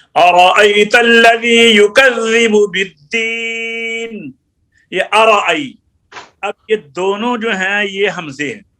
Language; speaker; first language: Urdu; non-native, local second language; Punjabi